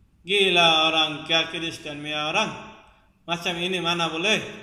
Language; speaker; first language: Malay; non-native, local second language; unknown